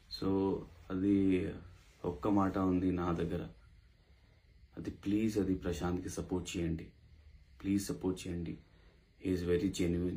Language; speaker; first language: Telugu; non-native, learner; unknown